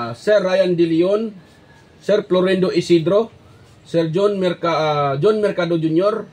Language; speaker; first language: Filipino; native; Filipino